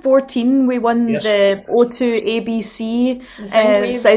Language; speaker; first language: English; native; English